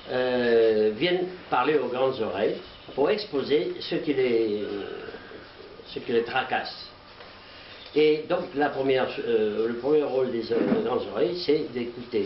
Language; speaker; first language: French; native; French